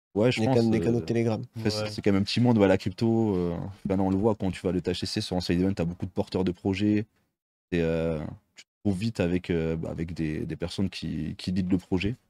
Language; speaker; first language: French; native; French